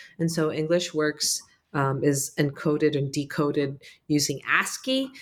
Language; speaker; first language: English; early bilingual, other home language; Arabic